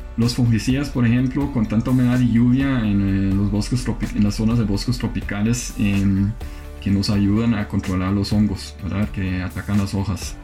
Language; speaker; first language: Spanish; non-native, fluent; German